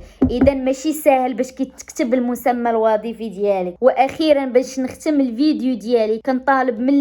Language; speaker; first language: Arabic; native; Arabic